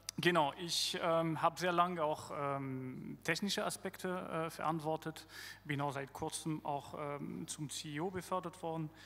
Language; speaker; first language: German; non-native, fluent; French